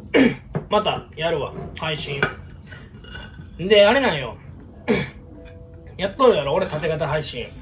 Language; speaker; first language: Japanese; native; Japanese